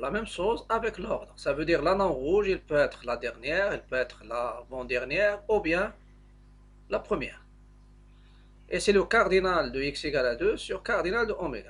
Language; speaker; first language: French; non-native, local second language; Arabic